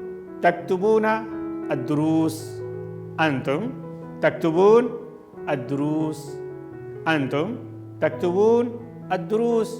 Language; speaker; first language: Arabic; non-native, fluent; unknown